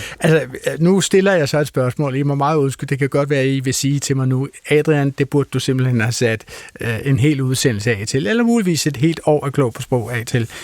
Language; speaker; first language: Danish; native; Danish